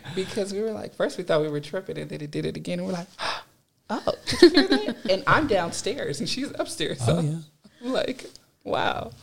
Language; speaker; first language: English; native; English